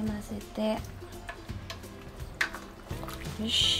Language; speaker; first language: Japanese; non-native, fluent; Filipino